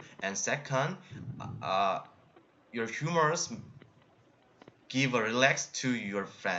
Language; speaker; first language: English; non-native, learner; Korean